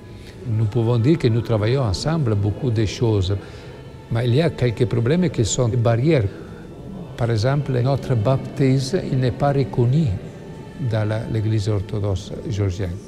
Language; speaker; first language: French; non-native, learner; Italian